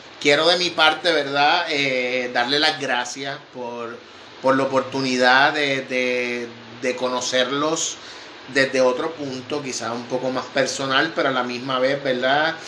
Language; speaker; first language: Spanish; native; Spanish